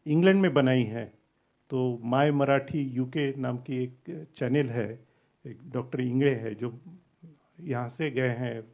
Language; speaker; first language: Hindi; non-native, local second language; Marathi